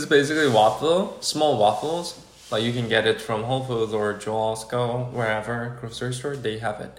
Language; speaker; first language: English; non-native, fluent; Korean